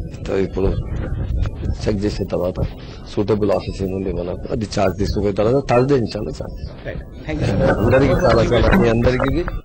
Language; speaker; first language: Telugu; non-native, local second language; Urdu